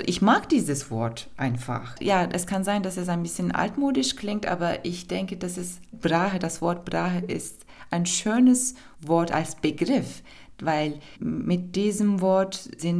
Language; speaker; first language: German; non-native, fluent; Turkish